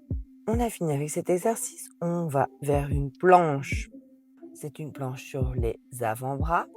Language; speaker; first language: French; native; French